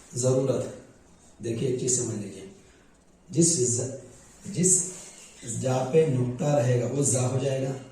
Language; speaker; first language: Hindi; native; Hindi